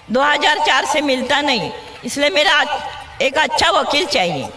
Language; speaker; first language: Hindi; non-native, local second language; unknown